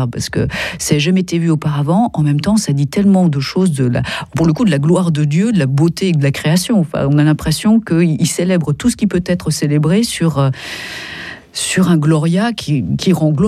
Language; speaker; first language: French; native; French